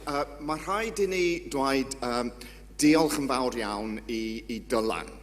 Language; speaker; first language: Welsh; non-native, fluent; English